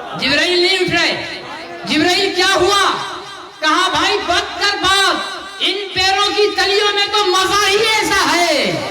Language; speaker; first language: Urdu; non-native, local second language; Sindhi